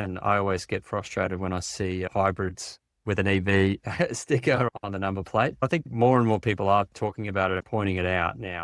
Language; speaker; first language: English; native; English